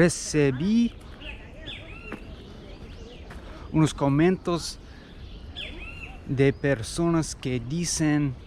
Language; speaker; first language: Spanish; non-native, learner; English